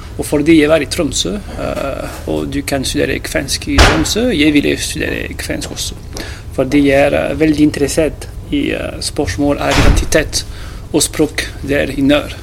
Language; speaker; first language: Norwegian; non-native, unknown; French